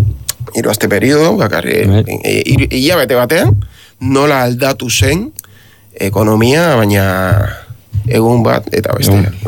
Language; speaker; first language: Basque; non-native, learner; Spanish